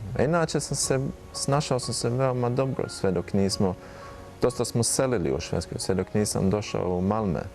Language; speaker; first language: Bosnian; early bilingual, heritage; Bosnian